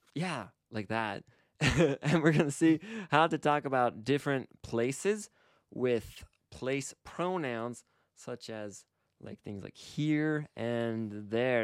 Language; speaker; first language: English; native; English